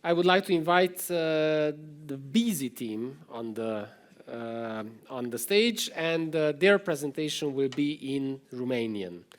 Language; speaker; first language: English; non-native, fluent; Romanian